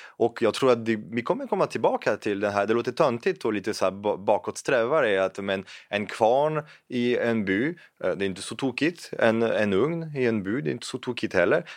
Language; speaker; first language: Swedish; non-native, fluent; French